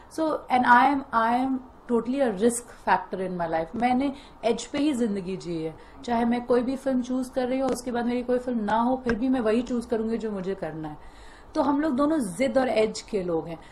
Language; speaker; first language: Hindi; native; Hindi